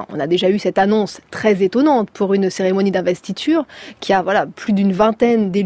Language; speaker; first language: French; native; French